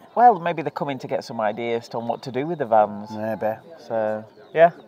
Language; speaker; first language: English; native; English